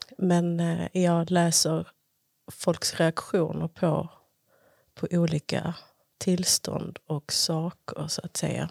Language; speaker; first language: Swedish; early bilingual, other home language; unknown